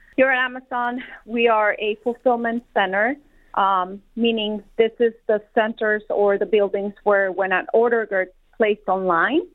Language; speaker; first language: English; non-native, fluent; Spanish